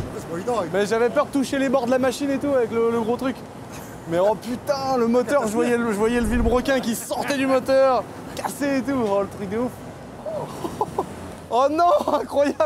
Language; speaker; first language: French; native; French